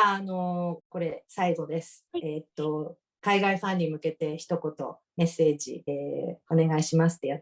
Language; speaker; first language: Japanese; native; Japanese